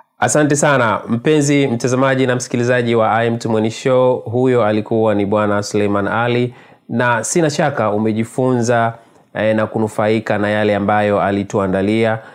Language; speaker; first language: Swahili; native; Swahili